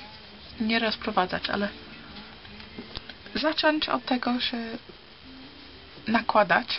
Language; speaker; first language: Polish; early bilingual, heritage; Polish